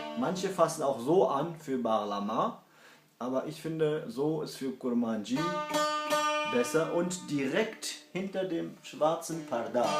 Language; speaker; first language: German; early bilingual, other home language; Kurdish